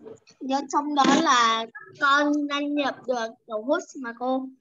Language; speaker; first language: Vietnamese; native; Vietnamese